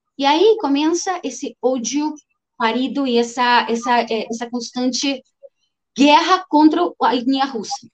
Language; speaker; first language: Portuguese; non-native, fluent; Russian